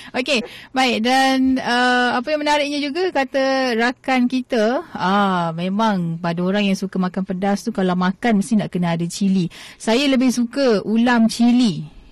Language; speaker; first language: Malay; native; Malay